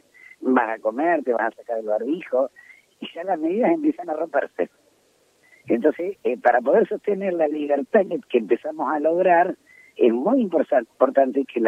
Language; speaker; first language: Spanish; native; Spanish